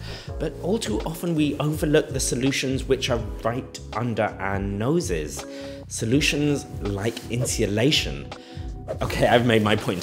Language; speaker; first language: English; native; English